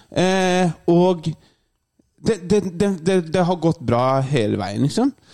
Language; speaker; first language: Norwegian; native; Norwegian